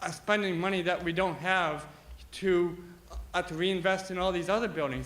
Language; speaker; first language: English; native; English